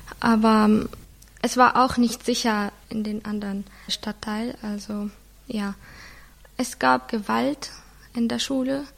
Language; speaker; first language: German; non-native, fluent; Arabic